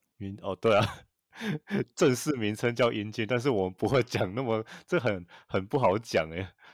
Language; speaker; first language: Chinese; native; Chinese